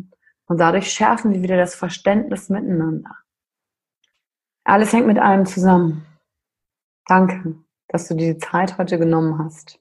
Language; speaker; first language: German; native; German